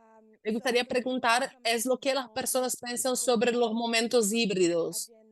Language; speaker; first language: Spanish; non-native, fluent; Portuguese